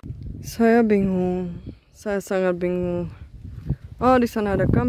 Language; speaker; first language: Indonesian; non-native, fluent; Czech